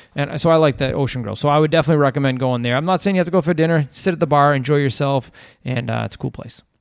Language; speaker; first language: English; native; English